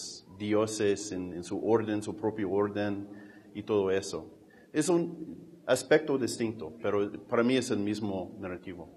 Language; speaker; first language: Spanish; non-native, fluent; English